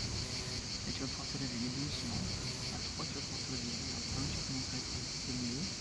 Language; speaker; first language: French; native; French